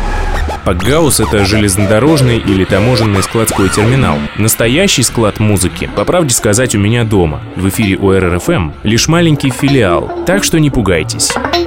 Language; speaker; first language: Russian; native; Russian